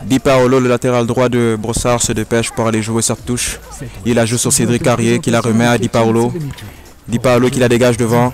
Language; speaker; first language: French; native; French